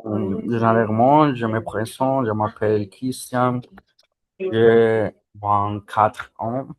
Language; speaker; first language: French; non-native, learner; Spanish